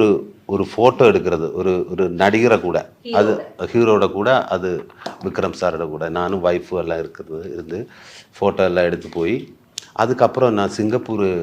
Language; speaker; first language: Tamil; non-native, learner; Malayalam